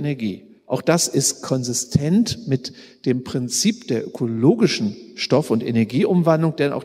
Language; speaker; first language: German; native; German